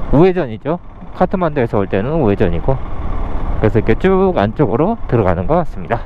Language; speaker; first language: Korean; native; Korean